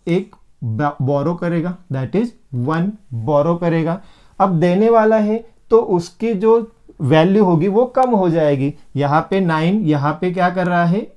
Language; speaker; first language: Hindi; non-native, local second language; Marathi